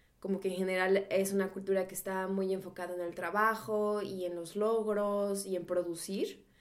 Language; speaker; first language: Spanish; native; Spanish